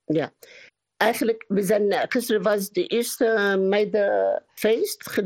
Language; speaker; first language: Dutch; non-native, learner; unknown